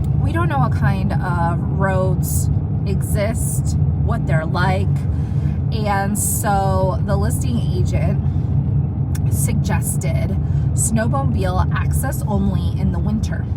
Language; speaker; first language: English; native; English